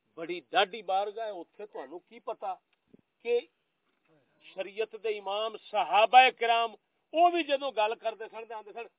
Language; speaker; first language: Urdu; non-native, local second language; Punjabi